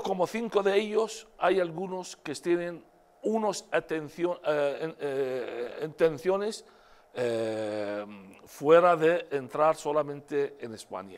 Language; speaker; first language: Spanish; non-native, fluent; Arabic